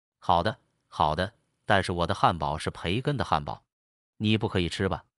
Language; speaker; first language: Chinese; non-native, learner; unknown